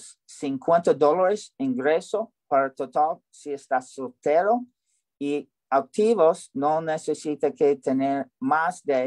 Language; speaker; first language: Spanish; non-native, learner; English